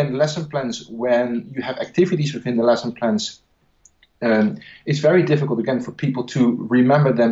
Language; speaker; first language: English; non-native, fluent; Dutch